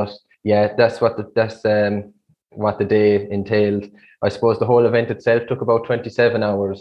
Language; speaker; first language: English; native; English